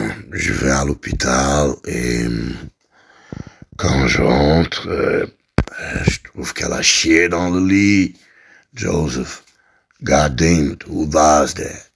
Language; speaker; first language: French; native; French